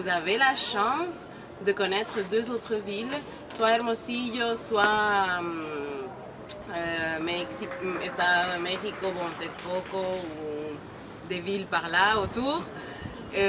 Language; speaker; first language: French; non-native, fluent; Spanish